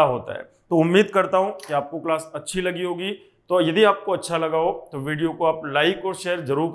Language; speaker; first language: Hindi; native; Hindi